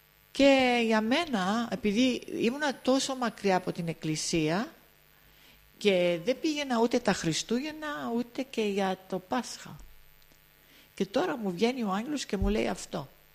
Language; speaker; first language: Greek; early bilingual, heritage; Greek